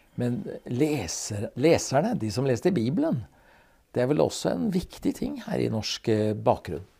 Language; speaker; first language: Norwegian; native; Norwegian